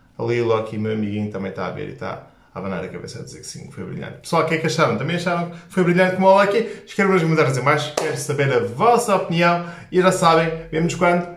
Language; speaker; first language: Portuguese; native; Portuguese